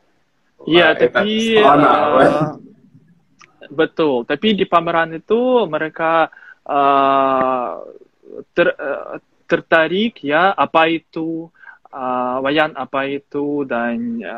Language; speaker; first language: Indonesian; non-native, fluent; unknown